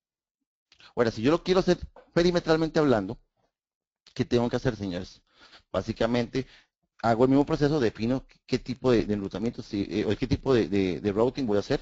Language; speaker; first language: Spanish; native; Spanish